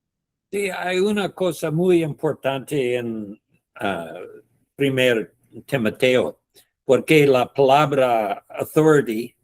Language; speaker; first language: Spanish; non-native, learner; English